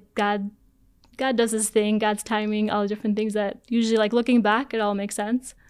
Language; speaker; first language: English; early bilingual, other home language; Polish